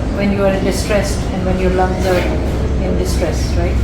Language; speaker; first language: English; non-native, local second language; Urdu